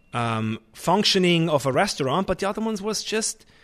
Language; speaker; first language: English; non-native, fluent; Swiss German